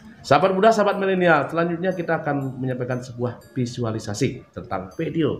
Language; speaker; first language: Indonesian; non-native, local second language; Balinese